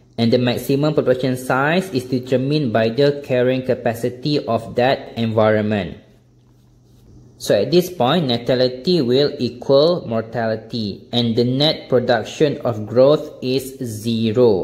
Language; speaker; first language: English; non-native, local second language; Malay